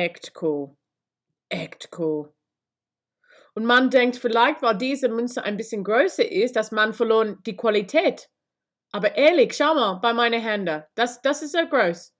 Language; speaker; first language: German; non-native, learner; English